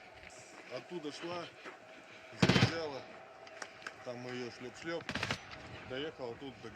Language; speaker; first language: Russian; native; Russian